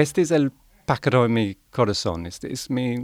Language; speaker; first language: Spanish; non-native, learner; English